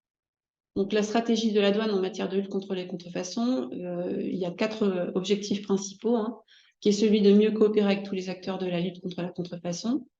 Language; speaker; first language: French; native; French